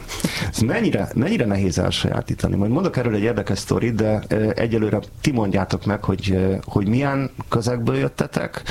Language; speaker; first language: Hungarian; native; Hungarian